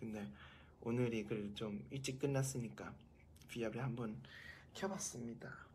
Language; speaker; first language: Korean; non-native, fluent; Thai